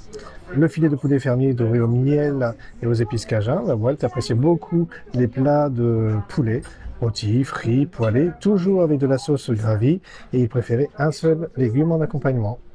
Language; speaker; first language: French; native; French